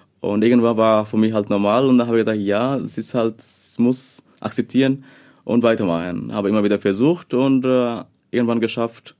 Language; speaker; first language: German; non-native, fluent; Bangla